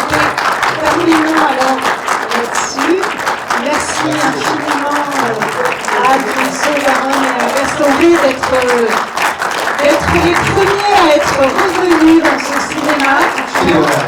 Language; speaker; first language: French; native; French